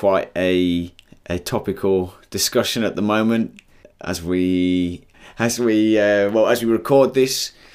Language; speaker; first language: English; native; English